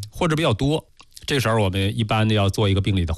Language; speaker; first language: Chinese; native; Chinese